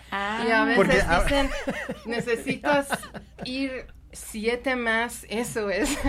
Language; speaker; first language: Spanish; non-native, learner; Persian